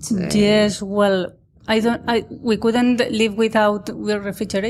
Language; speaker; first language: English; non-native, learner; Spanish